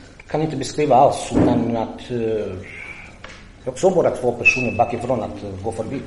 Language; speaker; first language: Swedish; non-native, fluent; Croatian